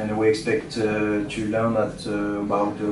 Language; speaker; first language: English; non-native, learner; French